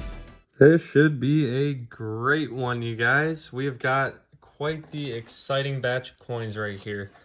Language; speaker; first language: English; native; English